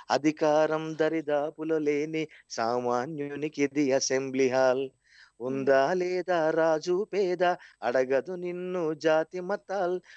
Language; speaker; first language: Telugu; native; Telugu